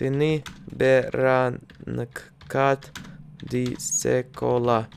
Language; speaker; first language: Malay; non-native, learner; Russian